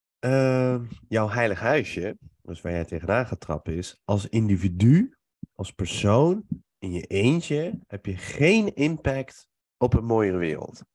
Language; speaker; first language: Dutch; early bilingual, other home language; Persian